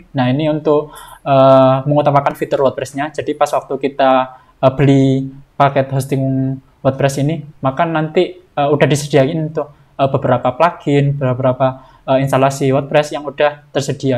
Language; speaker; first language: Indonesian; native; Indonesian